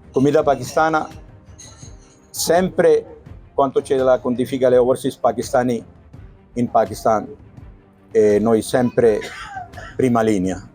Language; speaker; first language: Italian; non-native, learner; Urdu